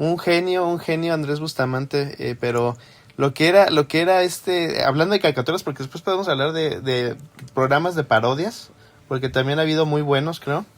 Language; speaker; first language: Spanish; native; Spanish